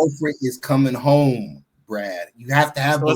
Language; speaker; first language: English; native; English